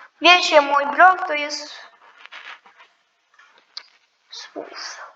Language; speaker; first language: Polish; non-native, learner; Ukrainian